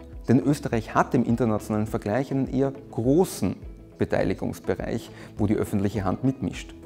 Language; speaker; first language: German; native; German